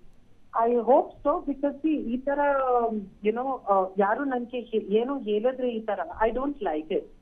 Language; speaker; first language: Kannada; non-native, learner; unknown